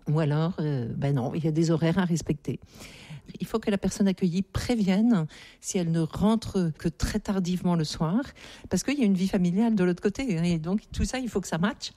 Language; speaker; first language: French; native; French